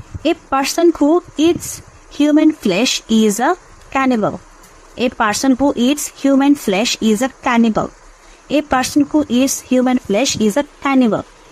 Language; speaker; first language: English; non-native, local second language; Bangla